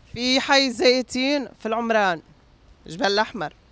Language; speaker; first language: Arabic; native; Arabic